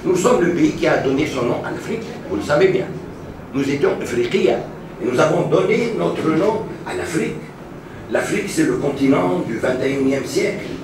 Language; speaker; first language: French; non-native, local second language; Arabic